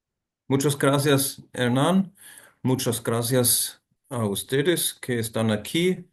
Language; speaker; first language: Spanish; non-native, fluent; German